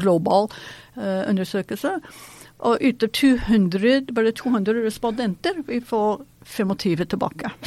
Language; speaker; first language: Norwegian; non-native, fluent; English